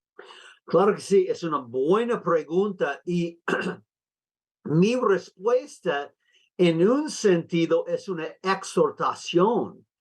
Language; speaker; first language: Spanish; non-native, fluent; English